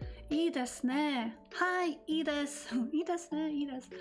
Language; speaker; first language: Japanese; non-native, learner; English